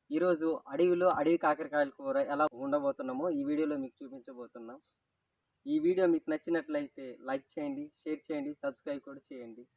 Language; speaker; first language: Telugu; native; Telugu